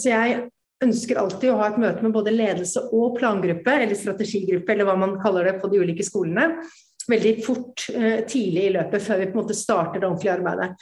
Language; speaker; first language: Norwegian; native; Norwegian